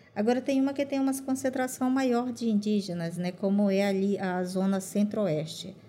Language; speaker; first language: Portuguese; non-native, local second language; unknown